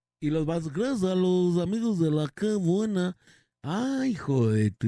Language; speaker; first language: Spanish; native; Spanish